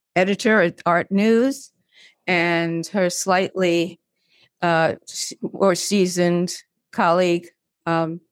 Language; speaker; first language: English; native; English